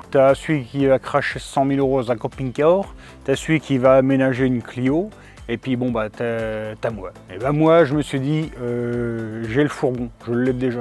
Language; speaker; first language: French; native; French